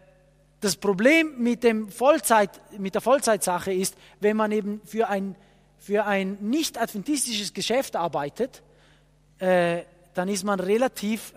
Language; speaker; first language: German; non-native, fluent; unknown